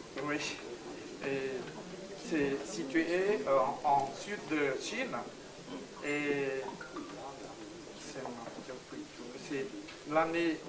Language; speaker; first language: French; non-native, fluent; Chinese